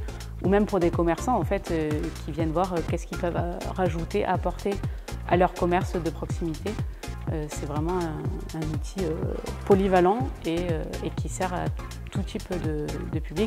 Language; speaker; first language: French; native; French